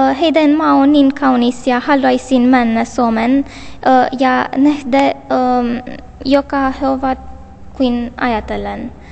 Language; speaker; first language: Finnish; non-native, learner; Romanian